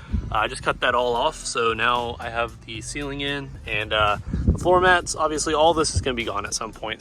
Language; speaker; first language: English; native; English